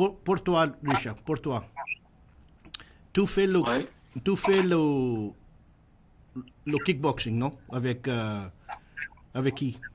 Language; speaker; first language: French; non-native, learner; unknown